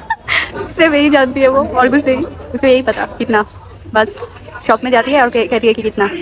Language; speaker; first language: Hindi; non-native, learner; Bangla